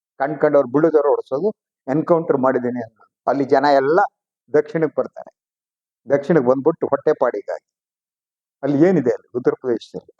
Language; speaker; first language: Kannada; native; Kannada